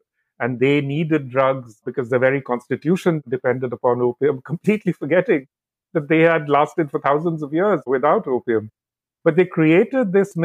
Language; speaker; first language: English; non-native, local second language; Bangla